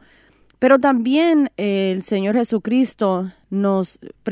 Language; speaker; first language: Spanish; native; Spanish